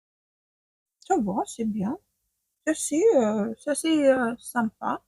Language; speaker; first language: French; non-native, fluent; Ukrainian